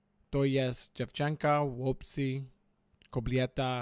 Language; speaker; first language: Polish; non-native, learner; English